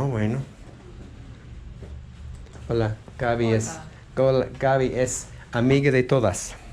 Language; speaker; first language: Spanish; non-native, learner; English